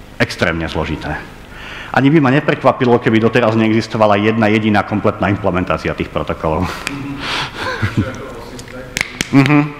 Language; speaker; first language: Slovak; native; Slovak